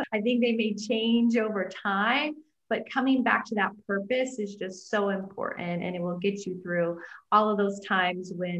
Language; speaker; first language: English; native; English